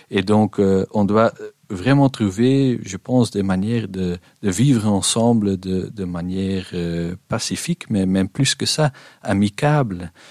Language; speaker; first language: French; non-native, local second language; Dutch